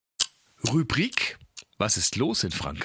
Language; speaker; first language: German; native; German